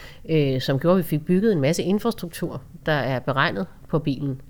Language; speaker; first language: Danish; native; Danish